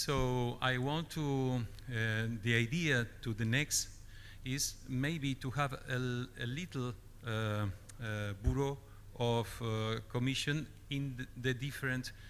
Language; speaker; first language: English; non-native, fluent; Spanish